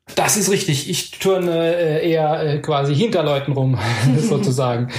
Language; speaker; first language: German; native; German